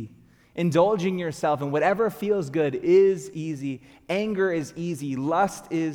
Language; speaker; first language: English; native; English